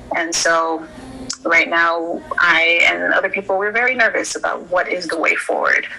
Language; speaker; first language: English; early bilingual, other home language; Haitian Creole